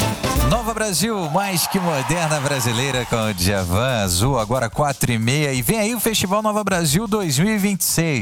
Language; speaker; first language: Portuguese; native; Portuguese